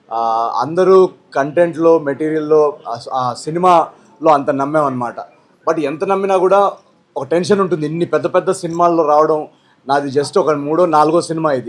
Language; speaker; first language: Telugu; native; Telugu